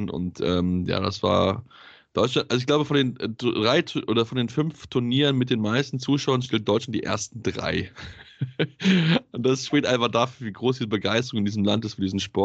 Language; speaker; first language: German; native; German